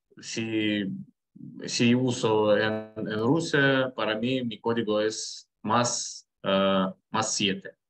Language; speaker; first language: Spanish; non-native, learner; Russian